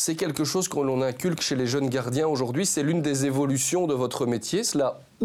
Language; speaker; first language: French; native; French